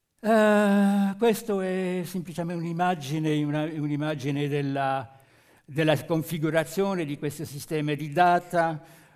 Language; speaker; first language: Italian; non-native, fluent; French